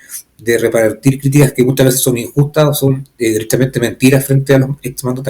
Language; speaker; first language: Spanish; native; Spanish